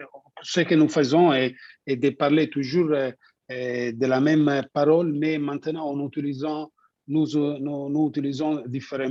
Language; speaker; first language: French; non-native, fluent; Italian